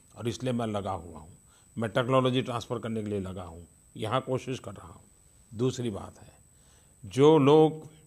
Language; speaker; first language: Hindi; non-native, local second language; Gujarati